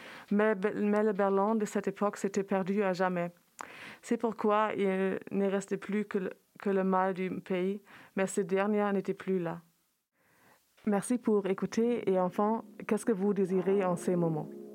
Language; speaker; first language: French; non-native, fluent; German